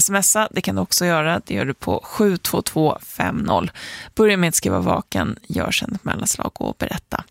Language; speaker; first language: Swedish; native; Swedish